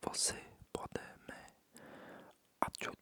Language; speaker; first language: Portuguese; non-native, learner; English